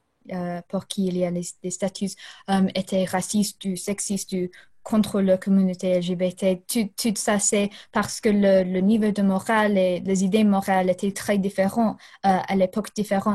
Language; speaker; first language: French; non-native, fluent; English